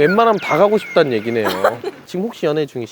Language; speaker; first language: Korean; native; Korean